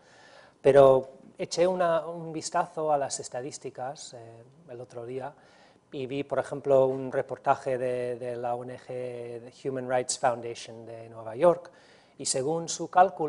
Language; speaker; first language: Spanish; non-native, fluent; English